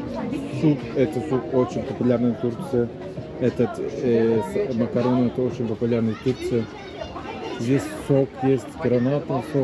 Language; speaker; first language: Russian; non-native, learner; Turkish